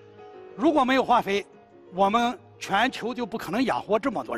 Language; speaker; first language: Chinese; native; Chinese